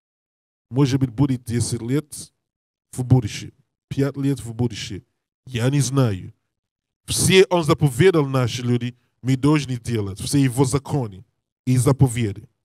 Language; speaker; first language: Russian; non-native, learner; English